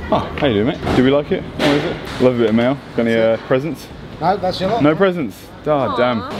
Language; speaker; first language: English; native; English